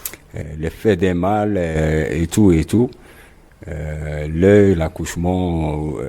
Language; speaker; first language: French; non-native, local second language; Arabic